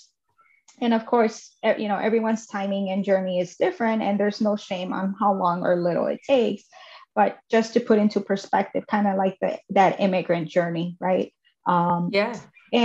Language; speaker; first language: English; native; English